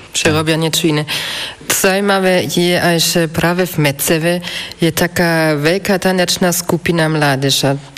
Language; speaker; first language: Slovak; non-native, fluent; German